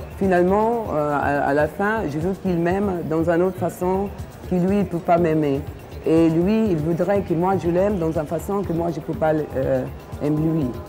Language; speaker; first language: French; non-native, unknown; English